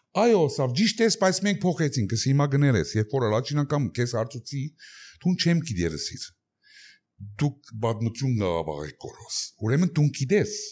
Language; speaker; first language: Armenian; early bilingual, heritage; Armenian